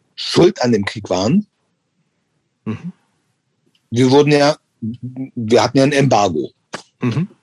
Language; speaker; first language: German; native; German